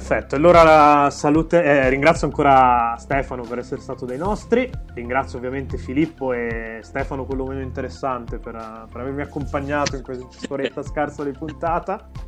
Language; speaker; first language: Italian; native; Italian